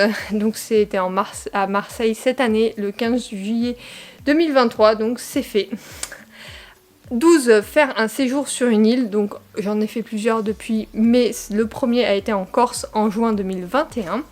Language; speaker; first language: French; native; French